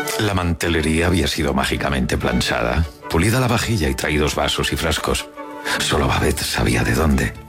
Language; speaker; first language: Spanish; native; Spanish